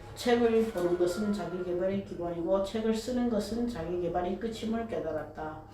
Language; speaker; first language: Korean; early bilingual, heritage; Korean